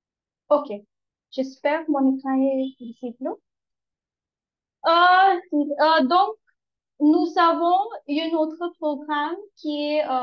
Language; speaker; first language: French; non-native, learner; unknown